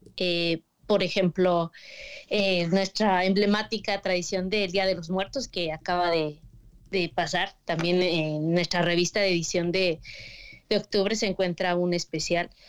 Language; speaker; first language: Spanish; native; Spanish